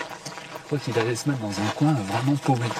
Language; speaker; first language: French; native; French